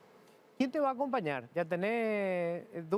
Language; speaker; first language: Spanish; native; Spanish